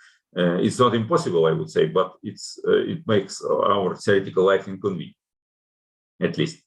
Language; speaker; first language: English; non-native, fluent; Russian